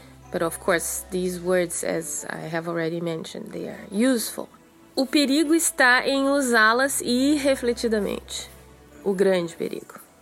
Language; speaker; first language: English; non-native, fluent; Portuguese